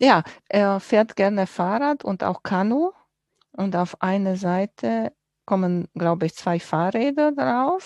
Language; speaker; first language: German; non-native, fluent; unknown